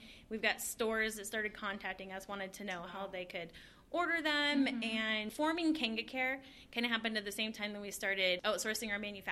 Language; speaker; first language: English; native; English